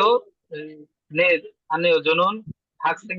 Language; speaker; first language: Korean; non-native, learner; Bangla